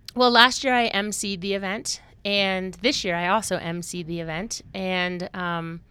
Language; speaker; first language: English; native; English